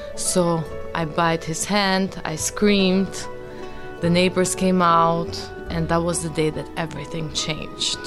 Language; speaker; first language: English; early bilingual, other home language; Albanian